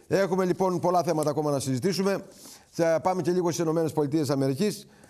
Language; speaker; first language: Greek; native; Greek